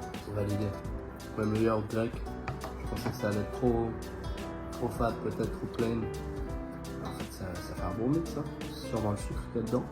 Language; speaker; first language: French; native; French